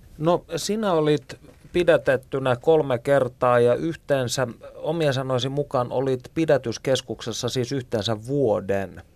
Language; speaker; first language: Finnish; native; Finnish